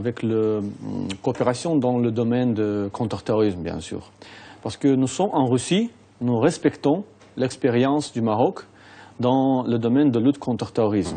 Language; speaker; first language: French; non-native, fluent; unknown